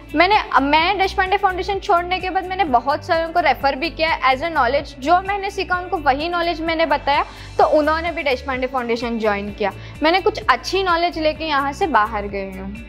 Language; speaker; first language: Hindi; non-native, local second language; Urdu